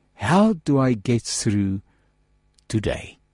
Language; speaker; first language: English; non-native, local second language; Afrikaans